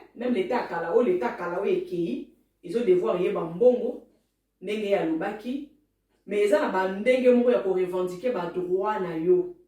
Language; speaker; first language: Lingala; non-native, local second language; Luba-Lulua